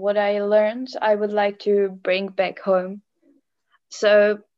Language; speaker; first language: English; non-native, fluent; Czech